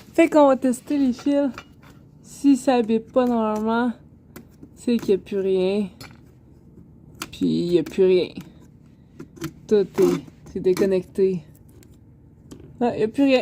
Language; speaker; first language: French; native; French